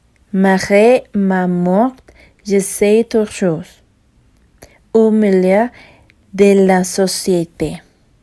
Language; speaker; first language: French; non-native, learner; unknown